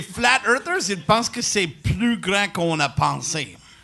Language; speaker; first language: French; non-native, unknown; English